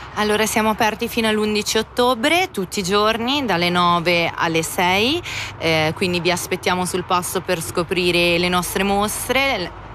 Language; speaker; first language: Italian; native; Italian